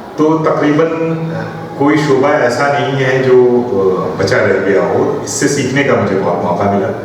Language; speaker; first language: Urdu; native; Urdu